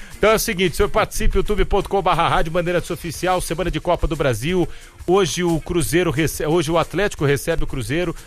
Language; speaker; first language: Portuguese; native; Portuguese